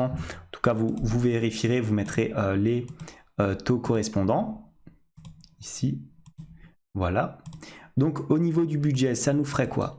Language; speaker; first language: French; native; French